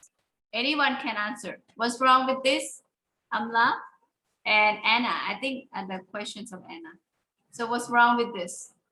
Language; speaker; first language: English; non-native, learner; Thai